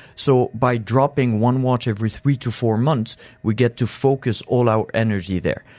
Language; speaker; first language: English; non-native, fluent; French